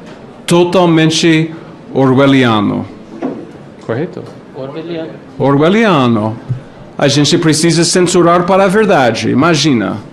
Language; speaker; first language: Portuguese; non-native, fluent; English